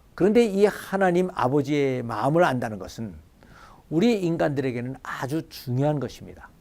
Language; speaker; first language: Korean; native; Korean